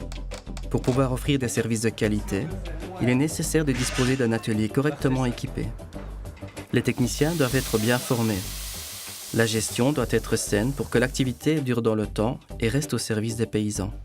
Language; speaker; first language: French; native; French